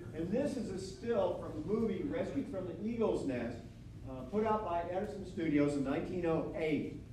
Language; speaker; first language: English; native; English